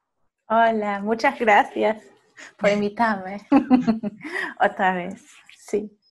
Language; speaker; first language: Spanish; non-native, fluent; German